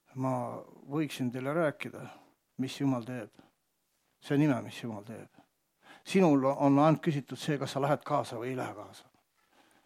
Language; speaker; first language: Estonian; native; Estonian